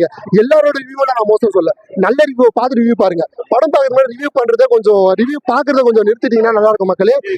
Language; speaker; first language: Tamil; native; Tamil